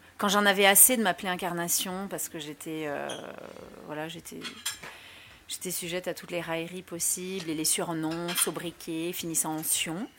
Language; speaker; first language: French; early bilingual, other home language; Spanish